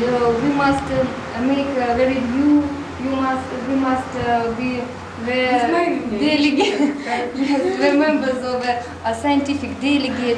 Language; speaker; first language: English; non-native, learner; Russian